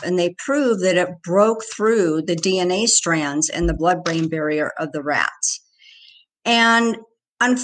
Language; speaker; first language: English; native; English